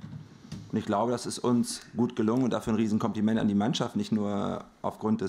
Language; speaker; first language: German; native; German